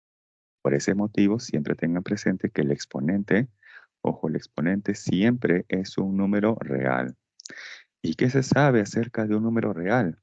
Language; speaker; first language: Spanish; native; Spanish